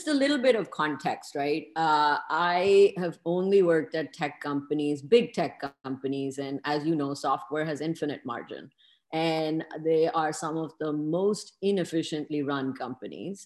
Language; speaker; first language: English; non-native, local second language; Urdu